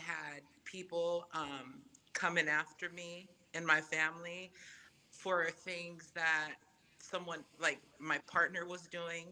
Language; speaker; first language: English; non-native, fluent; Samoan